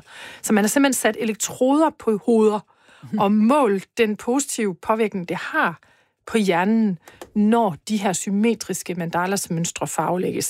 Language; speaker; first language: Danish; native; Danish